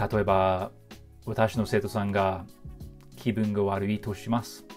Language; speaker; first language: Japanese; non-native, fluent; English